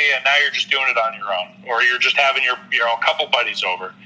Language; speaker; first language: English; native; English